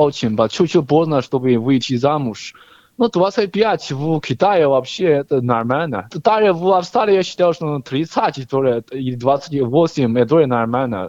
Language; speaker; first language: Russian; non-native, learner; Chinese